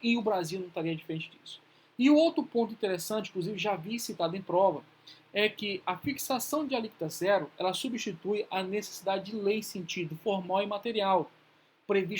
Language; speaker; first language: Portuguese; native; Portuguese